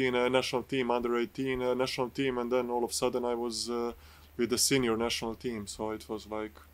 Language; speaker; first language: English; non-native, fluent; Bosnian